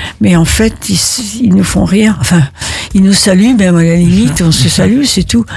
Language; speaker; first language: French; early bilingual, other home language; Italian